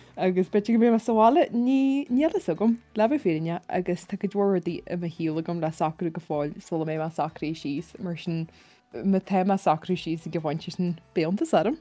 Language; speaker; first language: Irish; native; Irish